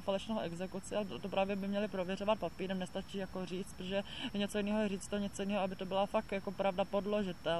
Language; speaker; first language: Czech; native; Czech